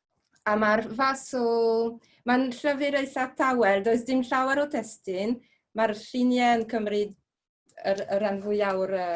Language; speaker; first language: Welsh; non-native, fluent; French